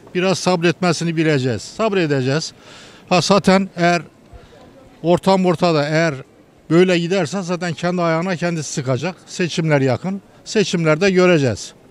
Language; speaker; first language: Turkish; native; Turkish